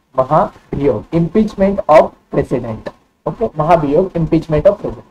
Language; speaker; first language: Hindi; non-native, local second language; Marathi